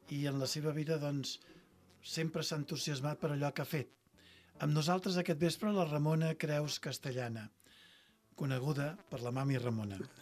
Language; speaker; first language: Catalan; native; Catalan